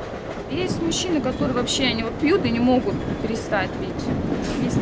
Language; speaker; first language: Russian; native; Russian